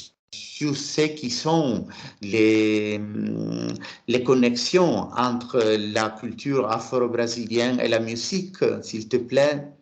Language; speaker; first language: French; non-native, learner; Italian